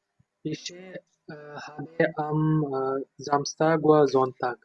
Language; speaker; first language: German; non-native, learner; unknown